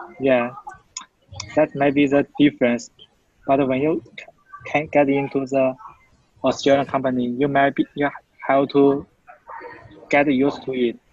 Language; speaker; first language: English; non-native, fluent; Chinese